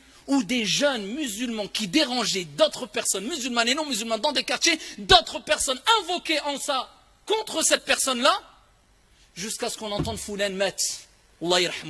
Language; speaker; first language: French; early bilingual, other home language; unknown